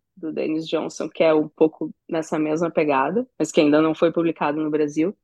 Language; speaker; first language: Portuguese; native; Portuguese